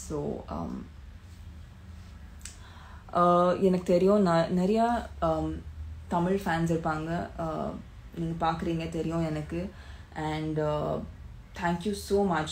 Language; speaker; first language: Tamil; non-native, learner; Hindi